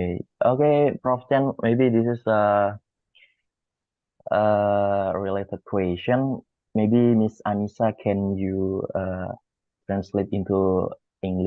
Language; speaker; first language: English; non-native, learner; Indonesian